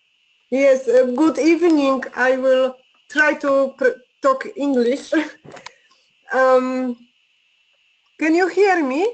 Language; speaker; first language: English; non-native, learner; Polish